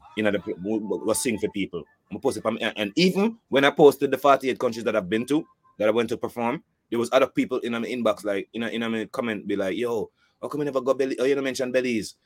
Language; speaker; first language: English; native; English